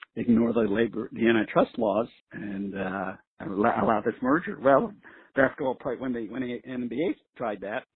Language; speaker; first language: English; native; English